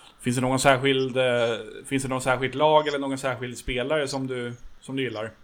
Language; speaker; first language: Swedish; native; Swedish